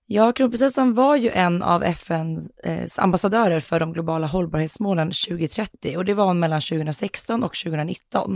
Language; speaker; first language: Swedish; native; Swedish